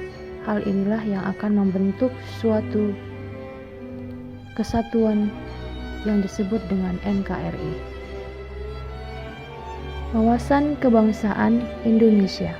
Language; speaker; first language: Indonesian; native; Indonesian